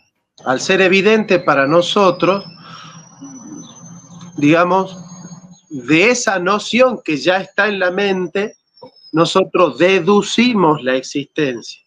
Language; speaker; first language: Spanish; native; Spanish